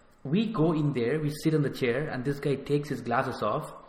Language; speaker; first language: English; early bilingual, other home language; Tamil